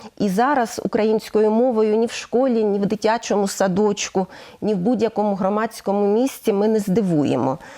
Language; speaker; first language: Ukrainian; native; Ukrainian